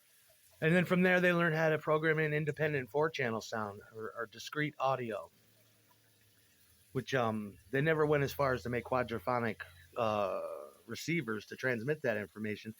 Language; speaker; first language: English; native; English